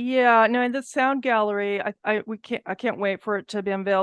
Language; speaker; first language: English; native; English